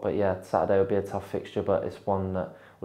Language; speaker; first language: English; native; English